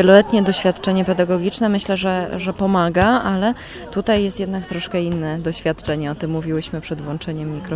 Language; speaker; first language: Polish; native; Polish